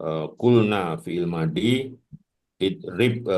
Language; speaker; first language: Arabic; non-native, learner; Indonesian